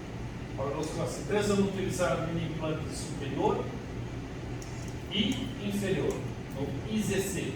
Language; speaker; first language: Spanish; non-native, learner; Portuguese